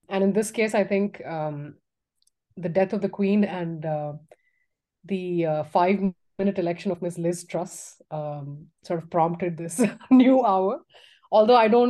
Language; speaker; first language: English; non-native, local second language; Tamil